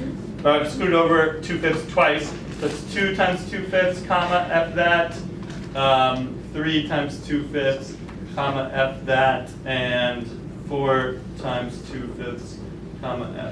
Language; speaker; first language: English; native; English